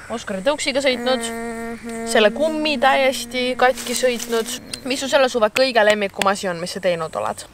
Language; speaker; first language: Estonian; native; Estonian